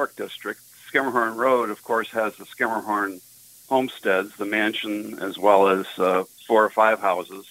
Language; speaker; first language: English; native; English